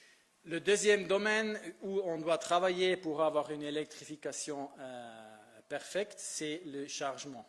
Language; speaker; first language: French; non-native, fluent; Italian